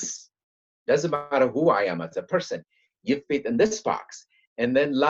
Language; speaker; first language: English; non-native, fluent; Tigrinya